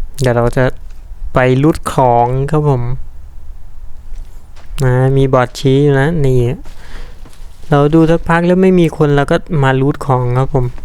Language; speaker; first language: Thai; native; Thai